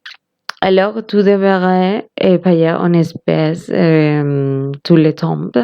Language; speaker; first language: French; non-native, learner; Spanish